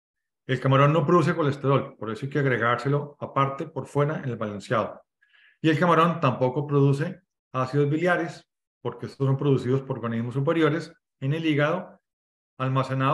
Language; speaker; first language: Spanish; native; Spanish